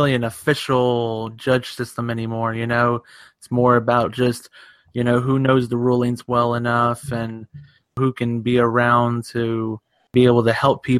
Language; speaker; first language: English; native; English